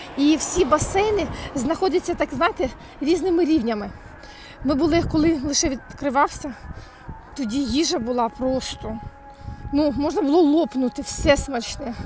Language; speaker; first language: Ukrainian; native; Ukrainian